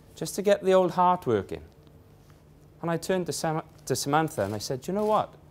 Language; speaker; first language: English; native; English